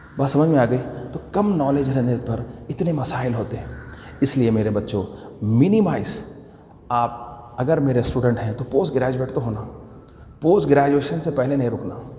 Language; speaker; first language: Urdu; native; Urdu